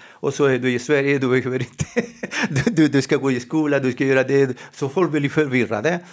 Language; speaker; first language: Swedish; non-native, fluent; Spanish